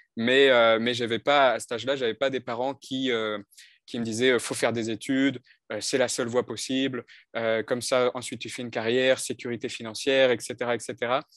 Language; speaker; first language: French; native; French